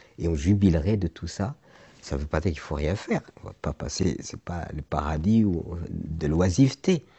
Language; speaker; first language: French; non-native, local second language; Arabic